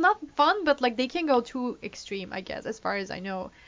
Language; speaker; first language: English; non-native, fluent; Turkish